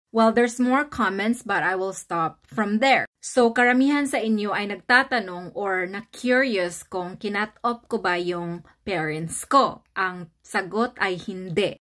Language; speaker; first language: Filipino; non-native, local second language; Cebuano